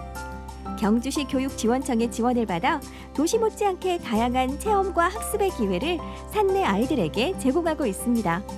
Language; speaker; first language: Korean; native; Korean